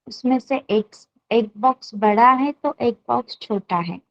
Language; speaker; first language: Hindi; non-native, local second language; Marathi